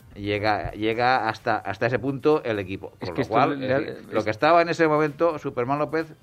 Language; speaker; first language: Spanish; native; Spanish